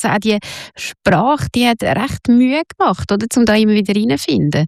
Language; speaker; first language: German; native; German